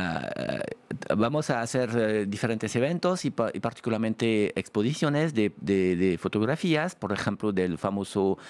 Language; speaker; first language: Spanish; non-native, fluent; French